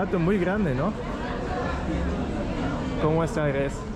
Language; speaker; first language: Spanish; non-native, learner; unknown